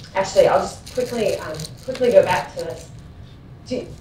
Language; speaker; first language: English; native; English